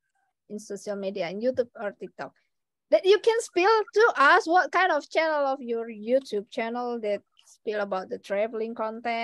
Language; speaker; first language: English; non-native, fluent; Indonesian